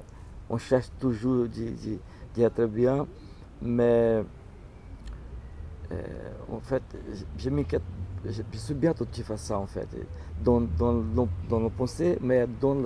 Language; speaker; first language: French; non-native, learner; Portuguese